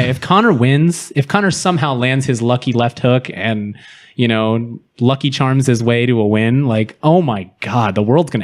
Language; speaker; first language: English; native; English